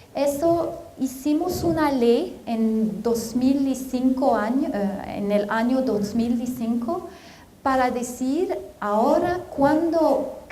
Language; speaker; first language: Spanish; non-native, fluent; French